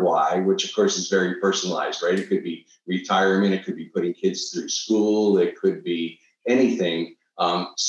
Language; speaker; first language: English; native; English